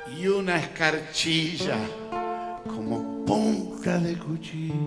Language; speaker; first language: Spanish; native; Spanish